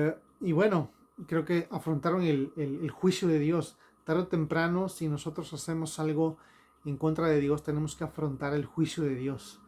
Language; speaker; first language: Spanish; native; Spanish